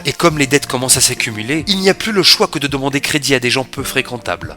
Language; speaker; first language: French; native; French